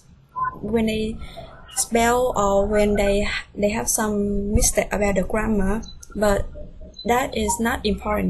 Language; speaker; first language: English; non-native, fluent; Vietnamese